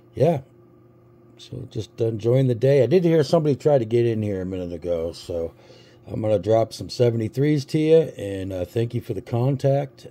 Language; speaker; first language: English; native; English